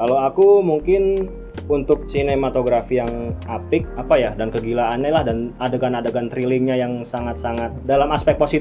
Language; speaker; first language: Indonesian; native; Indonesian